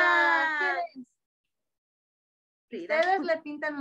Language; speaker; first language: Spanish; early bilingual, other home language; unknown